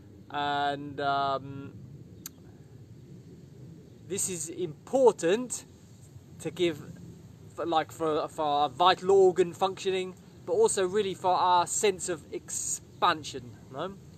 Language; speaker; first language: English; native; English